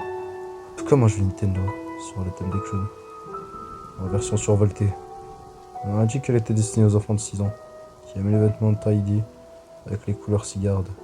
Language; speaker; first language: French; native; French